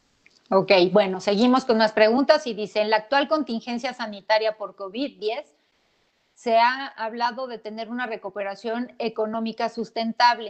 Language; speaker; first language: Spanish; native; Spanish